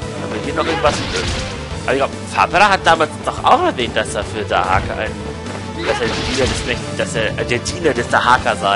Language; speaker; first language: German; native; German